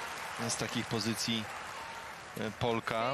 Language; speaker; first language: Polish; native; Polish